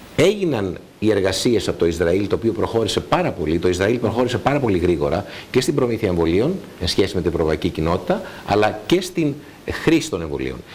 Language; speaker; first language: Greek; native; Greek